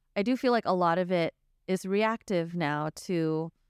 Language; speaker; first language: English; native; English